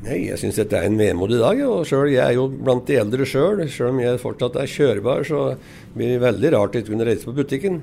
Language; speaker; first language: Norwegian; native; Norwegian